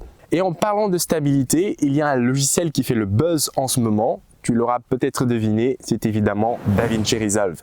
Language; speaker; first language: French; native; French